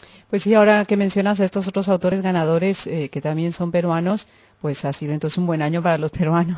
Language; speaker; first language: Spanish; native; Spanish